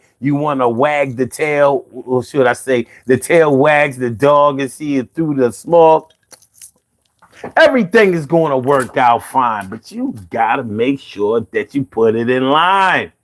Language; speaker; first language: English; native; English